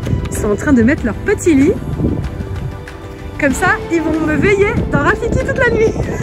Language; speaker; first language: French; native; French